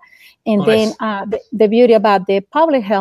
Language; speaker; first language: English; non-native, fluent; Spanish